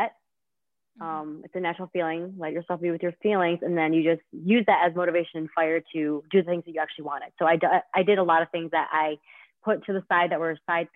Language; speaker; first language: English; native; English